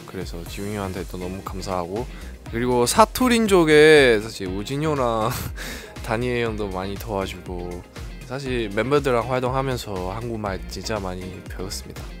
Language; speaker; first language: Korean; non-native, learner; Chinese